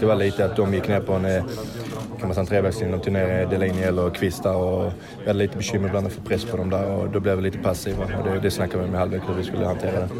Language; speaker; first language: Swedish; native; Swedish